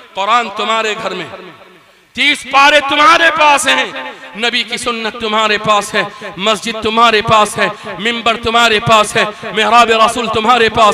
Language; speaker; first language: Urdu; native; Urdu